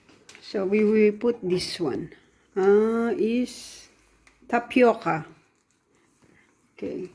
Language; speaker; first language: English; non-native, local second language; Filipino